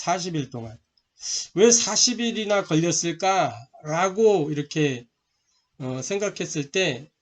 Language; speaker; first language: Korean; native; Korean